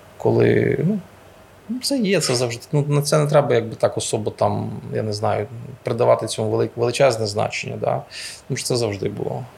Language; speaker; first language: Ukrainian; native; Ukrainian